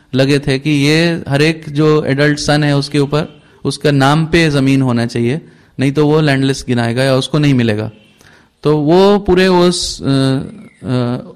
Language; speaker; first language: Hindi; native; Hindi